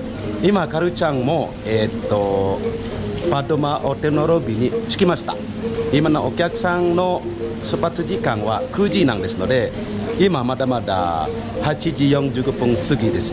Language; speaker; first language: Japanese; non-native, fluent; Indonesian